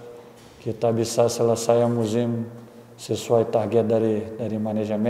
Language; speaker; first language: Indonesian; non-native, fluent; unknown